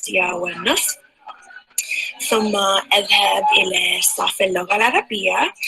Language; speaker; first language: Arabic; non-native, learner; English